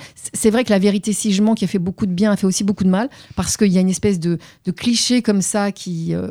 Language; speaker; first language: French; native; French